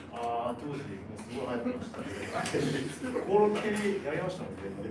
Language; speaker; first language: Japanese; native; Japanese